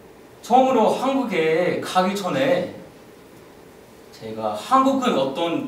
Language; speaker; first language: Korean; non-native, learner; English